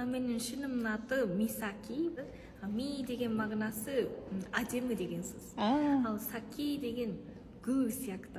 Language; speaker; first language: Kazakh; non-native, learner; Japanese